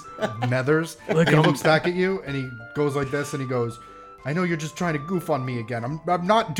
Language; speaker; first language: English; native; English